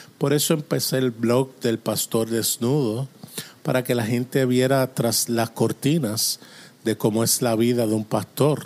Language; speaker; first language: Spanish; non-native, fluent; English